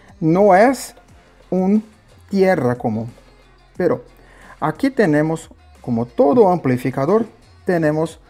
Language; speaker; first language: Spanish; non-native, learner; Portuguese